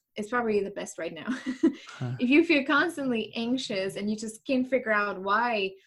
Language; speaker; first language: English; non-native, fluent; German